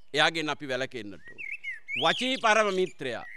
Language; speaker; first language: Sinhala; native; Sinhala